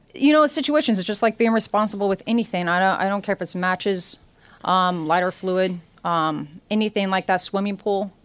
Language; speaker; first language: English; native; English